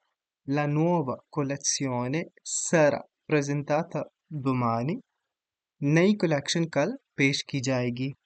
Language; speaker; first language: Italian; non-native, fluent; Urdu